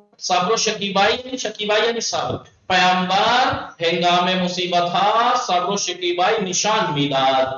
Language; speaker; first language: Persian; non-native, fluent; Urdu